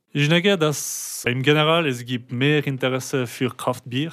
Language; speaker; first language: German; non-native, local second language; French